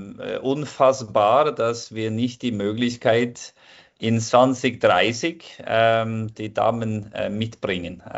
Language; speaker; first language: German; non-native, fluent; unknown